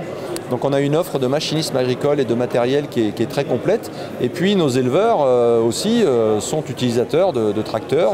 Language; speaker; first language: French; native; French